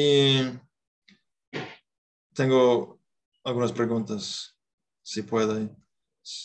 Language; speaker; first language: Spanish; non-native, fluent; English